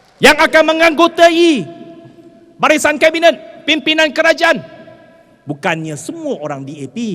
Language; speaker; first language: Malay; non-native, local second language; Chinese